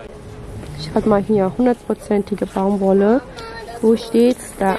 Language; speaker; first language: German; native; German